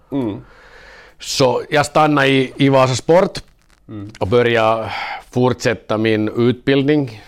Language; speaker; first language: Swedish; non-native, learner; Finnish